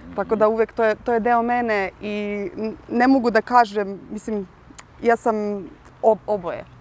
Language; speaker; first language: Serbian; early bilingual, heritage; Slovenian